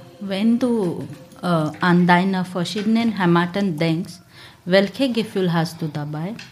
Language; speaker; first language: German; non-native, learner; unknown